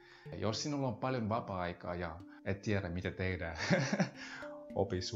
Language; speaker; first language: Finnish; non-native, fluent; Russian